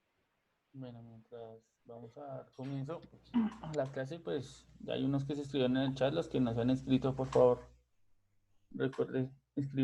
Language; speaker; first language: Spanish; native; Spanish